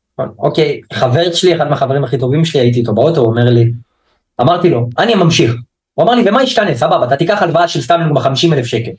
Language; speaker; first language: Hebrew; native; Hebrew